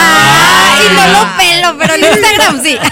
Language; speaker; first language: Spanish; native; Spanish